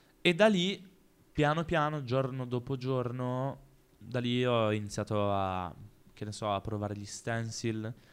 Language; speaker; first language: Italian; native; Italian